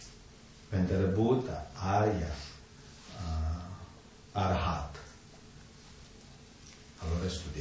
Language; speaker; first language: Italian; non-native, learner; Tibetan